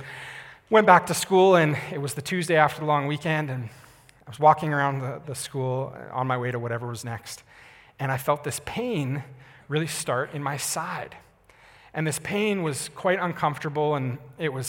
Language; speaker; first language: English; native; English